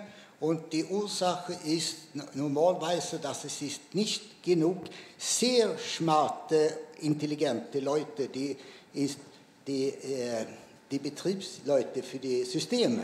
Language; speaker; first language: German; non-native, learner; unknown